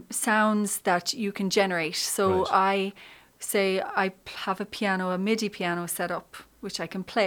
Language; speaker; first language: English; native; English